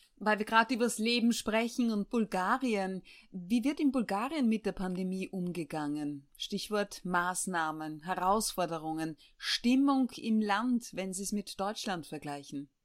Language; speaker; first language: German; native; German